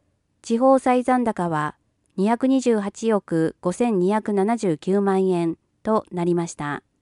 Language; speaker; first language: Japanese; native; Japanese